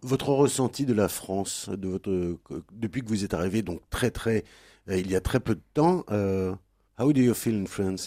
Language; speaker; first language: French; native; French